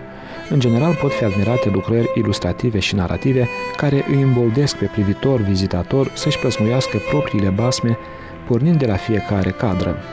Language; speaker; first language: Romanian; native; Romanian